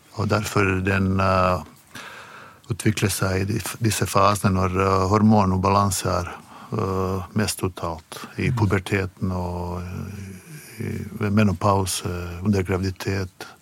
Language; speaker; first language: Norwegian; non-native, fluent; Bosnian